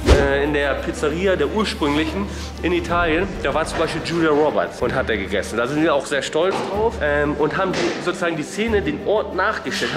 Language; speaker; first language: German; native; German